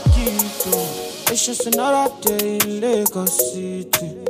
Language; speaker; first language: English; non-native, local second language; Yoruba